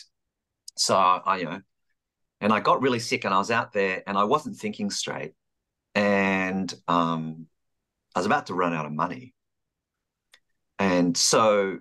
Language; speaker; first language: English; native; English